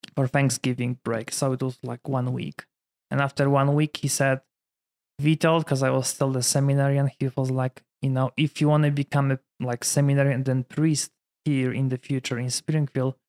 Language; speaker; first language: English; non-native, fluent; Polish